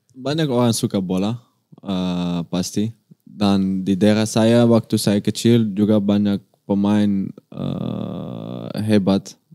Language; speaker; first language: Indonesian; non-native, learner; Dutch